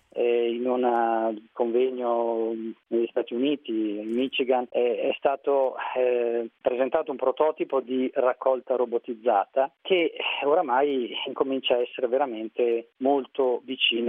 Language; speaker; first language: Italian; native; Italian